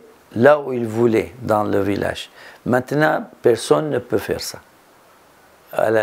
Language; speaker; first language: French; non-native, fluent; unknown